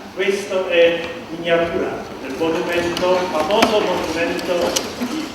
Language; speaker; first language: Italian; non-native, learner; Polish